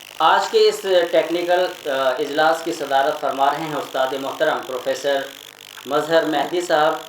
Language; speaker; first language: Urdu; native; Urdu